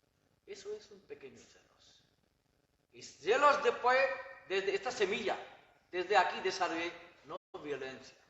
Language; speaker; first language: Spanish; non-native, learner; Bangla